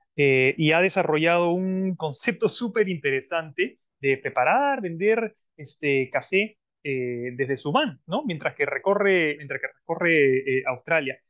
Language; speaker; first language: Spanish; native; Spanish